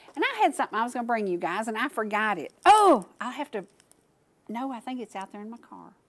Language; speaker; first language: English; native; English